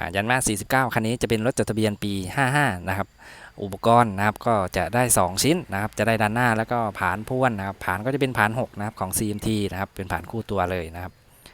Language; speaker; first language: Thai; native; Thai